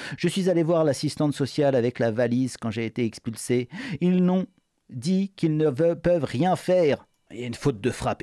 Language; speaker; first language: French; native; French